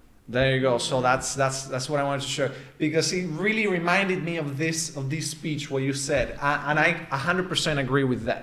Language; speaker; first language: English; non-native, fluent; Spanish